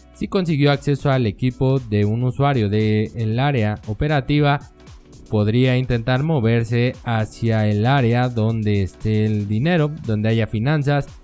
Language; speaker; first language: Spanish; native; Spanish